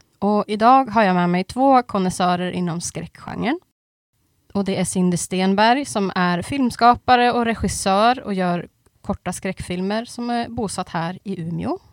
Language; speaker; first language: Swedish; native; Swedish